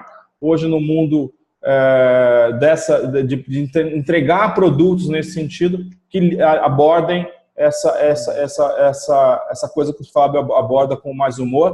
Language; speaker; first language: Portuguese; native; Portuguese